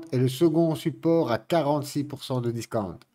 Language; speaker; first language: French; native; French